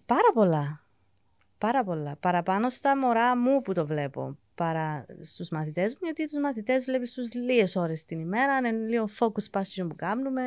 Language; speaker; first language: Greek; early bilingual, heritage; English